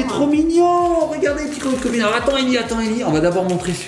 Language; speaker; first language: French; native; French